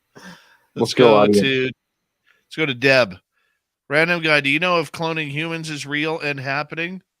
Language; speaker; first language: English; native; English